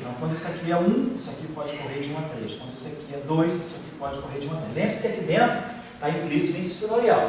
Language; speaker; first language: Portuguese; native; Portuguese